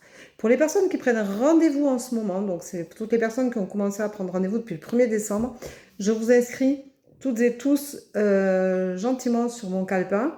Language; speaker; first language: French; native; French